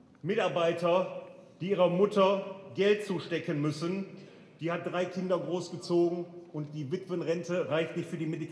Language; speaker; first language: German; native; German